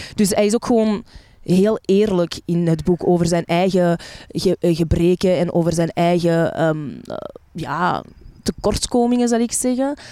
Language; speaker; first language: Dutch; early bilingual, other home language; Arabic